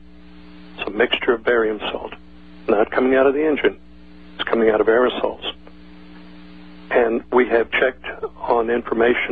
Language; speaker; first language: English; native; English